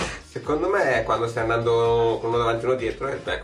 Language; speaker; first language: Italian; native; Italian